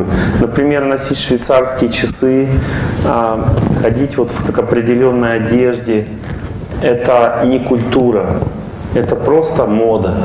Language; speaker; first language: Russian; native; Russian